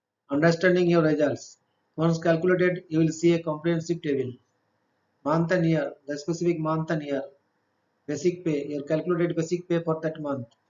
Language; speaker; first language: English; non-native, local second language; Bangla